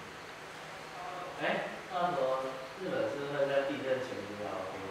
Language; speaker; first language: Chinese; native; Chinese